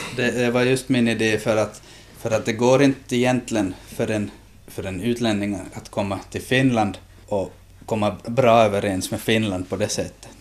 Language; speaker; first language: Swedish; native; Swedish